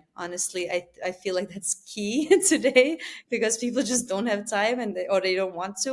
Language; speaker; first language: English; non-native, fluent; Albanian